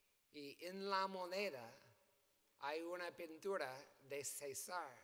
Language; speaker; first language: Spanish; non-native, learner; English